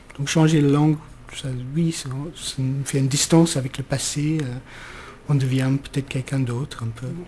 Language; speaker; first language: French; non-native, fluent; English